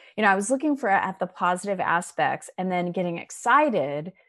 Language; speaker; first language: English; native; English